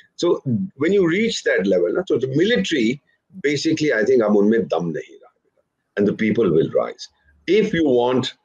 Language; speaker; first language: Hindi; native; Hindi